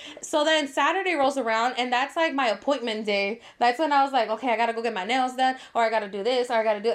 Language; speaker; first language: English; early bilingual, other home language; Spanish